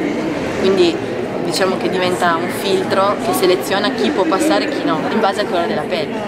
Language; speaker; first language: Italian; native; Italian